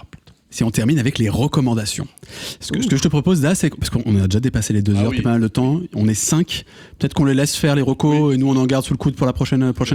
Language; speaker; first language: French; native; French